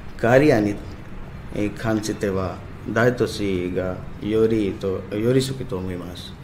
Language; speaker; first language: Japanese; non-native, learner; Hindi